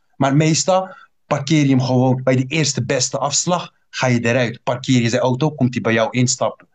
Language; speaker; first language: Dutch; early bilingual, other home language; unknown